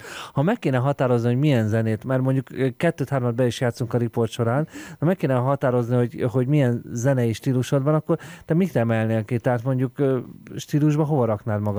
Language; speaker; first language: Hungarian; native; Hungarian